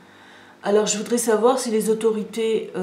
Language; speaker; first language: French; native; French